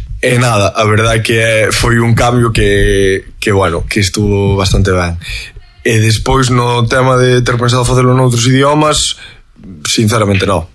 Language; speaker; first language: Galician; native; Galician